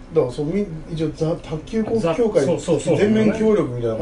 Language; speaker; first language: Japanese; native; Japanese